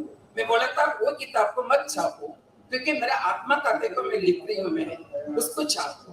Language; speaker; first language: Hindi; non-native, local second language; Tamil